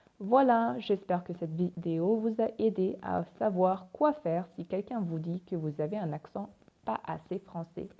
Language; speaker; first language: French; native; French